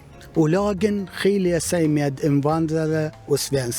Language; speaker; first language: Swedish; non-native, learner; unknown